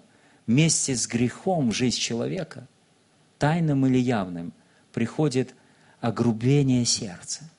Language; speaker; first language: Russian; native; Russian